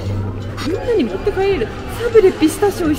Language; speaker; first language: Japanese; native; Japanese